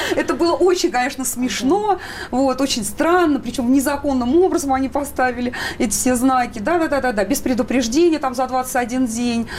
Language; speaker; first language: Russian; native; Russian